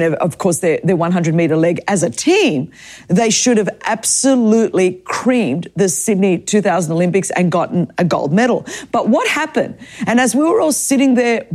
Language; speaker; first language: English; non-native, local second language; Greek